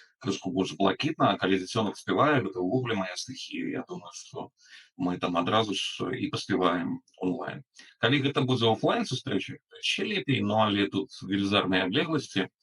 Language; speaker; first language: Belarusian; non-native, local second language; Russian